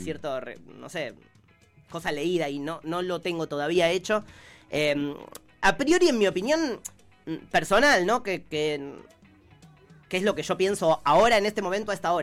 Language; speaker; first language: Spanish; native; Spanish